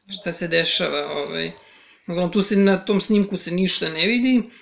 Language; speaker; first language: Serbian; native; Serbian